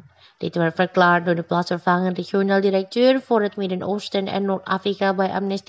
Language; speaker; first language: Dutch; non-native, learner; Indonesian